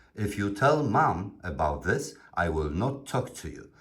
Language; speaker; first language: English; non-native, fluent; Polish